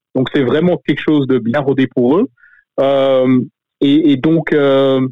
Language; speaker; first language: French; native; French